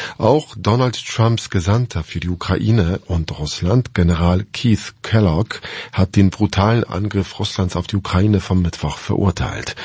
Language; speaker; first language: German; non-native, fluent; Polish